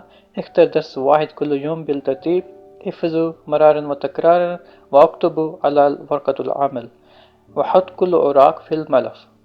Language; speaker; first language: Arabic; non-native, learner; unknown